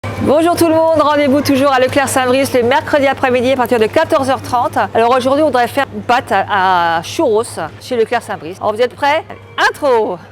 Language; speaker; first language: French; native; French